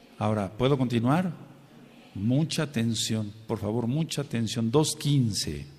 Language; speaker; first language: Spanish; native; Spanish